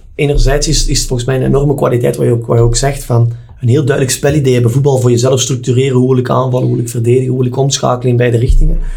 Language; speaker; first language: Dutch; native; Dutch